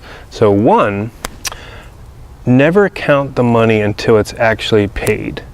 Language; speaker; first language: English; native; English